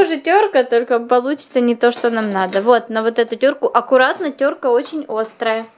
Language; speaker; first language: Russian; native; Russian